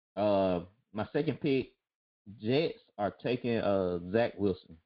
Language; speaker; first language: English; native; English